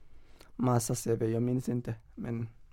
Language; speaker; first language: Swedish; non-native, fluent; Somali